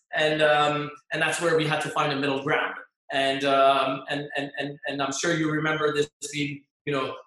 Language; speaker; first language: English; non-native, fluent; French